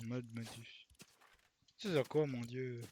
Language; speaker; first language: French; native; French